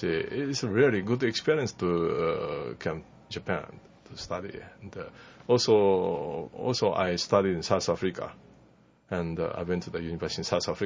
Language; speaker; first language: English; non-native, learner; Japanese